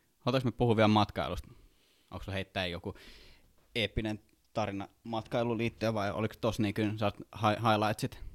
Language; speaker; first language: Finnish; native; Finnish